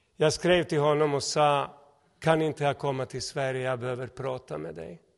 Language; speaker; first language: Swedish; non-native, fluent; Serbian